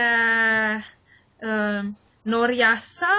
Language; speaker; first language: Finnish; non-native, learner; English